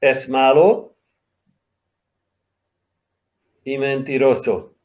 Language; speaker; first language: Spanish; non-native, learner; English